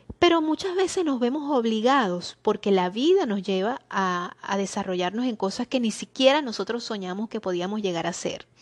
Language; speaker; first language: Spanish; native; Spanish